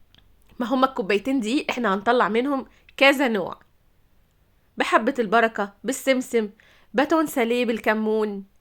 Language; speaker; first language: Arabic; native; Arabic